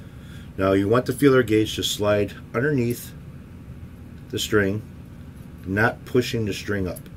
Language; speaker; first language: English; native; English